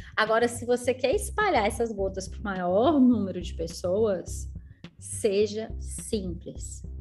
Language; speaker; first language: Portuguese; native; Portuguese